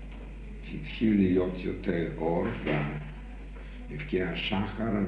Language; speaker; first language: Hebrew; non-native, fluent; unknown